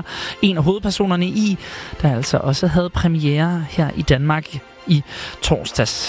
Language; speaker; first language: Danish; native; Danish